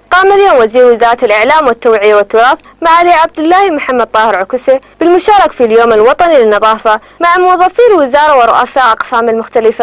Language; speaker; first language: Arabic; non-native, local second language; Somali